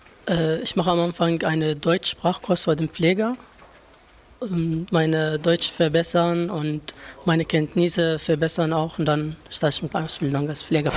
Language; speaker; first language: German; non-native, learner; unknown